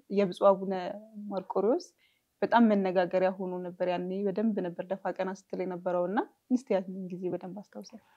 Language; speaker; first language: Amharic; native; Amharic